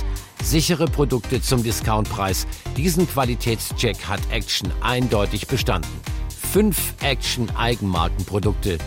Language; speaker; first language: German; native; German